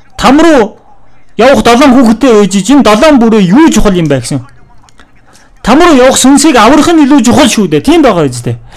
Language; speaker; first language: Mongolian; non-native, fluent; Korean